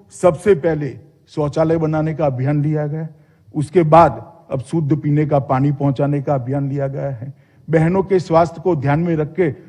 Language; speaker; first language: Hindi; non-native, local second language; Gujarati